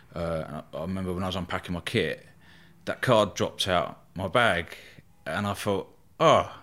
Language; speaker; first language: English; native; English